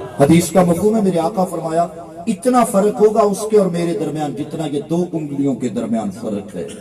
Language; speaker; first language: Urdu; non-native, local second language; Punjabi